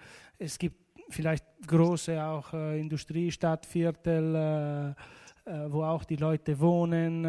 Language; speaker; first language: German; non-native, local second language; Italian